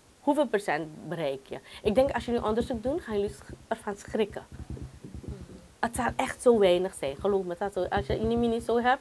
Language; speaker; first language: Dutch; non-native, local second language; Caribbean Hindustani